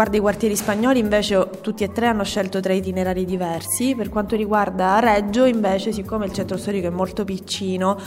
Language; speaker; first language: Italian; native; Italian